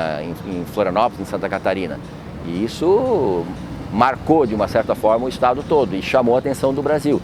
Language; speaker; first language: Portuguese; native; Portuguese